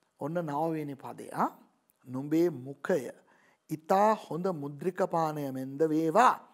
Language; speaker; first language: Sinhala; non-native, local second language; Tamil